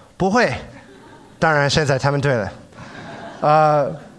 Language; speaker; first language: Chinese; early bilingual, other home language; English